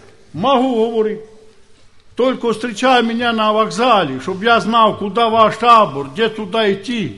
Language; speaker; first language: Ukrainian; non-native, local second language; Romany